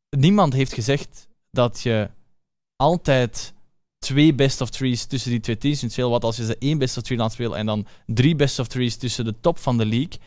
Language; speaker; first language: Dutch; native; Dutch